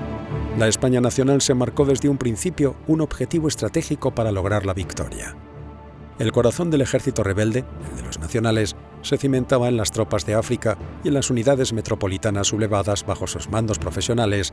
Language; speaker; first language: Spanish; native; Spanish